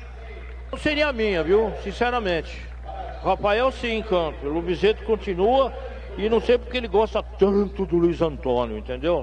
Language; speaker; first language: Portuguese; native; Portuguese